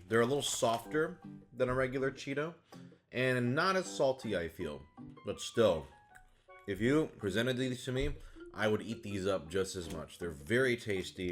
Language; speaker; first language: English; native; English